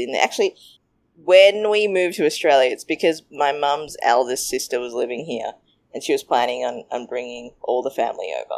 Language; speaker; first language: English; native; English